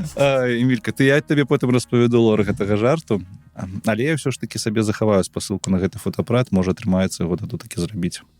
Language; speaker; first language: Belarusian; non-native, local second language; Russian